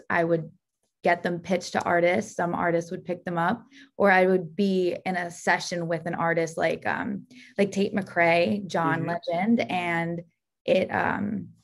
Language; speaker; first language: English; native; English